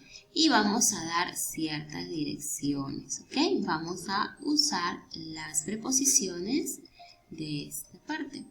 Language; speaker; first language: Spanish; native; Spanish